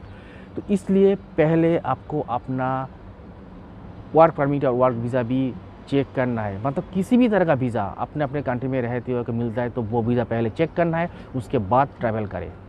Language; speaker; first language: Hindi; non-native, local second language; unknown